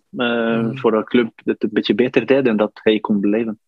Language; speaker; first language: Dutch; non-native, fluent; Norwegian